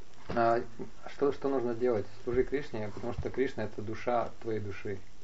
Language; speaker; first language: Russian; native; Russian